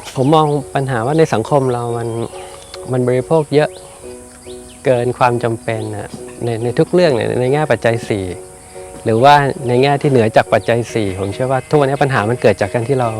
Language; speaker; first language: Thai; native; Thai